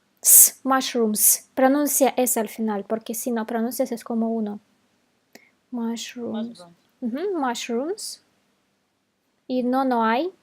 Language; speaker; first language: Spanish; non-native, fluent; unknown